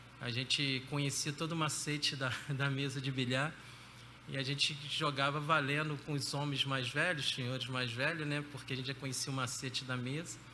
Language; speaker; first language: Portuguese; native; Portuguese